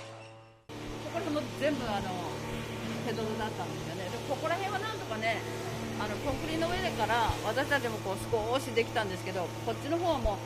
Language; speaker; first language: Japanese; native; Japanese